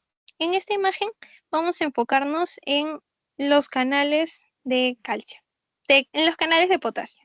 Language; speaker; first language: Spanish; native; Spanish